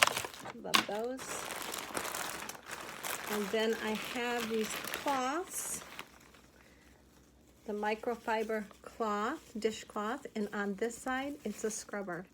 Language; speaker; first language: English; native; English